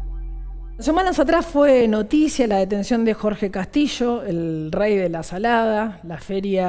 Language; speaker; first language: Spanish; native; Spanish